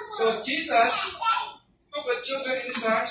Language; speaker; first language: English; non-native, local second language; Filipino